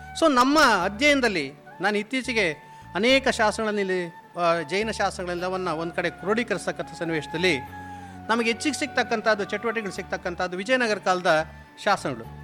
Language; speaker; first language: Kannada; native; Kannada